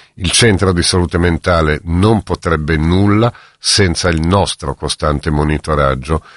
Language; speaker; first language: Italian; native; Italian